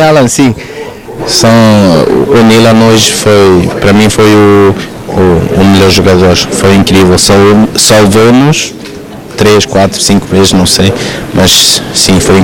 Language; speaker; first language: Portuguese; non-native, learner; Norwegian